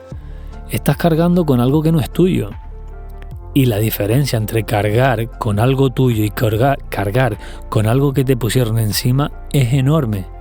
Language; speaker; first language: Spanish; native; Spanish